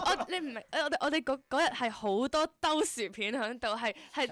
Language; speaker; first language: Cantonese; early bilingual, heritage; English